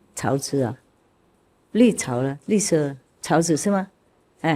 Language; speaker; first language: Chinese; non-native, fluent; Vietnamese